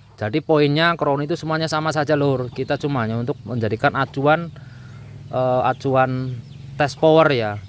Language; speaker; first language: Indonesian; non-native, local second language; Javanese